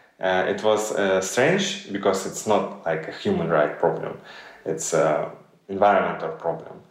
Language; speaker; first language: English; non-native, learner; Russian